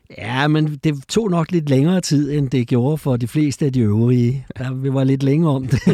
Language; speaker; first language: Danish; native; Danish